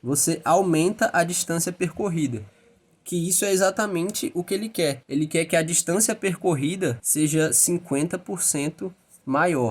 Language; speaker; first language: Portuguese; native; Portuguese